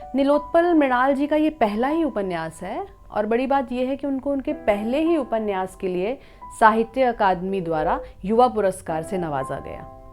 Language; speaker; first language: Hindi; non-native, local second language; Punjabi